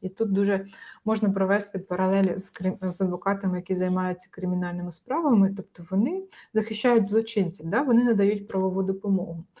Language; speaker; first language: Ukrainian; native; Ukrainian